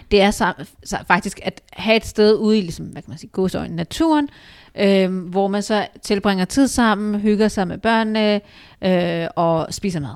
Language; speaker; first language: Danish; early bilingual, other home language; Urdu